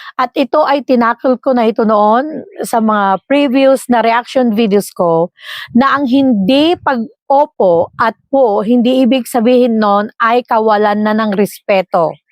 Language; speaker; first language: Filipino; non-native, local second language; Iloko